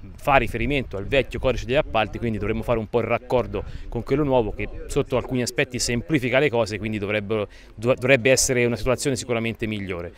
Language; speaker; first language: Italian; native; Italian